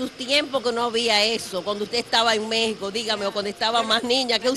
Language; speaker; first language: Spanish; native; Spanish